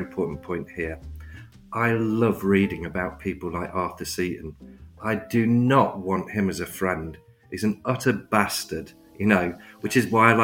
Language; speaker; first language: English; native; English